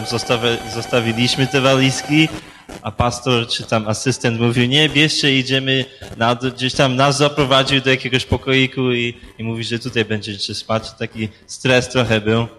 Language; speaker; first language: Polish; early bilingual, heritage; Polish